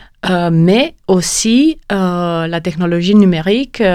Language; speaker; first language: French; non-native, fluent; Romanian